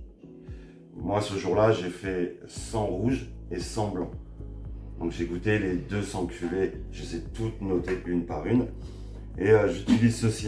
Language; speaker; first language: French; native; French